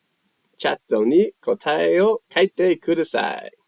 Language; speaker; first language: Japanese; non-native, learner; English